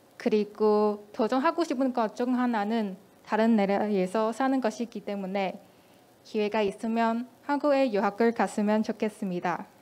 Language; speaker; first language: Korean; non-native, fluent; Cantonese